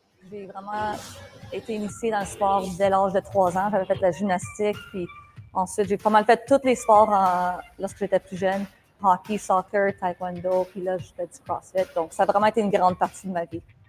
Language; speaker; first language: French; early bilingual, heritage; French